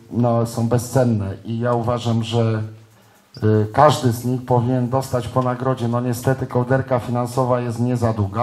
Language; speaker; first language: Polish; native; Polish